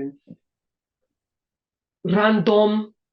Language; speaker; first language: French; non-native, learner; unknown